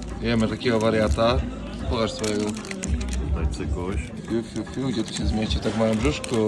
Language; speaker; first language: Polish; native; Polish